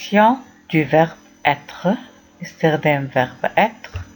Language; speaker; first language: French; non-native, fluent; Arabic